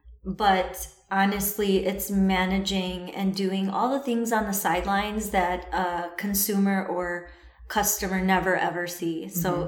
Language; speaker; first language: English; early bilingual, other home language; Assyrian Neo-Aramaic